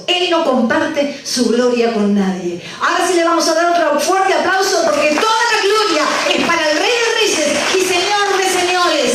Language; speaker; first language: Spanish; native; Spanish